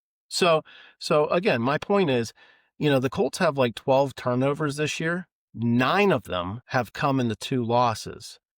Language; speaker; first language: English; native; English